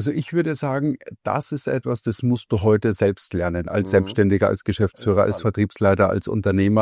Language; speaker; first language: German; native; German